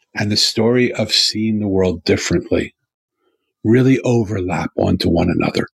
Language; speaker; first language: English; native; English